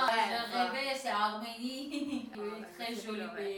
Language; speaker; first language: French; non-native, learner; Armenian